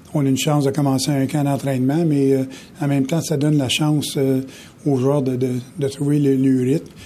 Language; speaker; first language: French; native; French